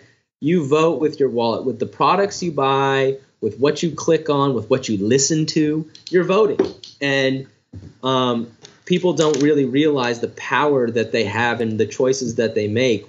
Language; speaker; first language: English; native; English